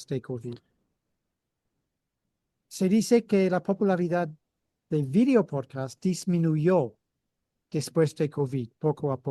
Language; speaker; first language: Spanish; non-native, fluent; English